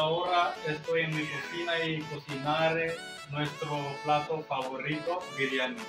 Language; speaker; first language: Spanish; non-native, learner; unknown